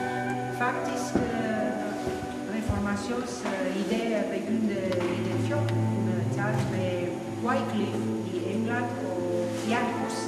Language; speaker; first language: Danish; non-native, fluent; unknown